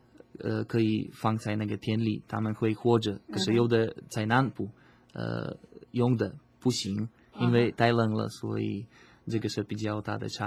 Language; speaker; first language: Chinese; non-native, fluent; Slovak